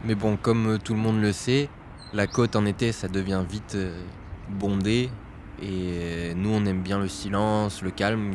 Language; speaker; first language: French; native; French